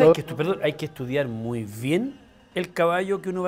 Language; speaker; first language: Spanish; native; Spanish